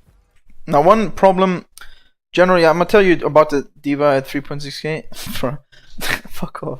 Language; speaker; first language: English; non-native, fluent; German